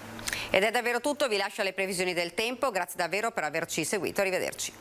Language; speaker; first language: Italian; native; Italian